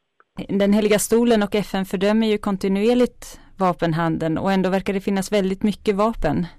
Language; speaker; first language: Swedish; native; Swedish